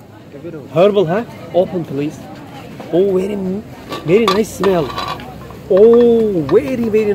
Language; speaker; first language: English; non-native, learner; Turkish